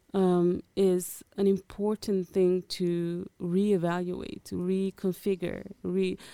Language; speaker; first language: English; early bilingual, other home language; Portuguese